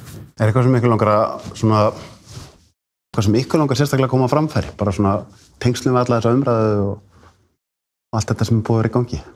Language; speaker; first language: Icelandic; native; Icelandic